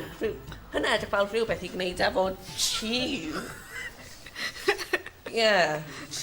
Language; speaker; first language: Welsh; non-native, local second language; English